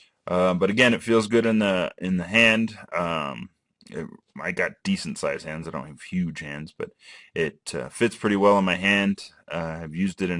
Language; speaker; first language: English; native; English